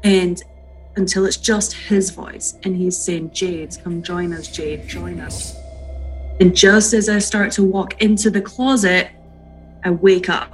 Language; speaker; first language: English; native; English